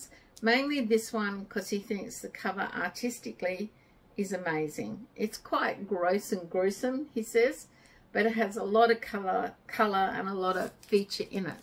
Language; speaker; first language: English; native; English